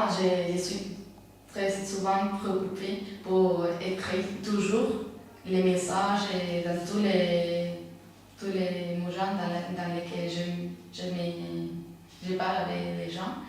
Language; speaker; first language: French; non-native, fluent; Spanish